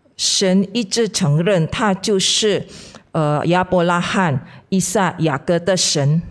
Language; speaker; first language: Chinese; non-native, fluent; Indonesian